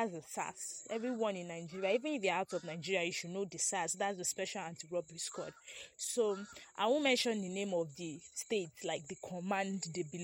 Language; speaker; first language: English; non-native, local second language; Yoruba